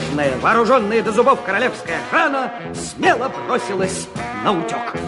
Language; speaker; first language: Russian; native; Russian